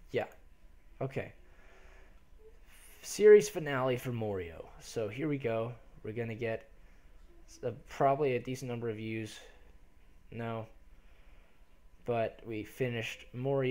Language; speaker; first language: English; native; English